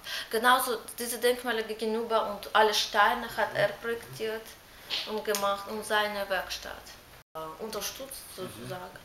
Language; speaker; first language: German; non-native, learner; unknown